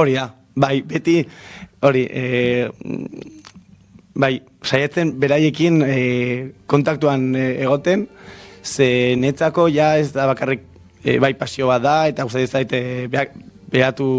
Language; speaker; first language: Basque; non-native, local second language; Spanish